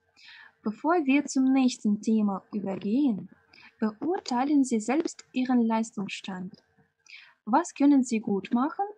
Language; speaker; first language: German; non-native, fluent; Russian